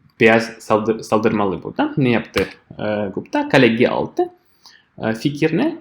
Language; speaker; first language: Turkish; non-native, fluent; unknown